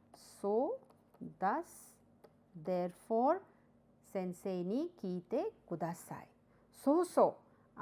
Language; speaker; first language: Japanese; non-native, fluent; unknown